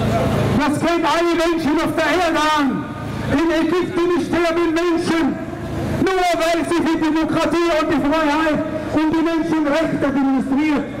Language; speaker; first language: German; non-native, learner; Arabic